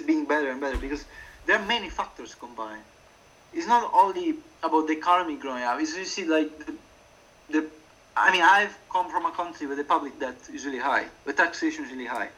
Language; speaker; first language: English; non-native, fluent; Italian